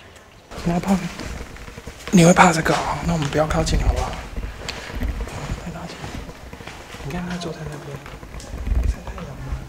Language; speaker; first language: Chinese; native; Chinese